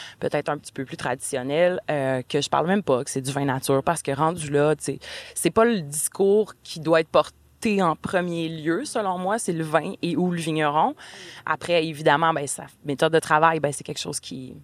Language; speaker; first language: French; native; French